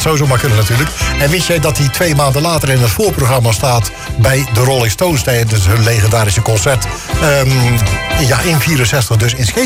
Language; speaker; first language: Dutch; native; Dutch